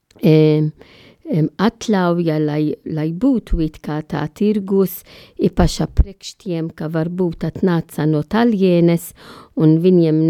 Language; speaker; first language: Latvian; non-native, learner; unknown